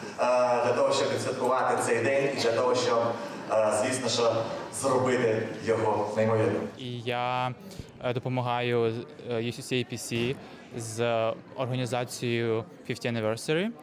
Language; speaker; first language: Ukrainian; native; Ukrainian